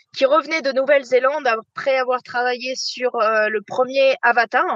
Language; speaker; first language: French; native; French